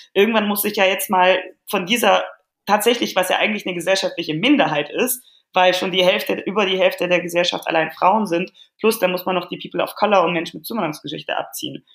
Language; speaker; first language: German; early bilingual, other home language; Polish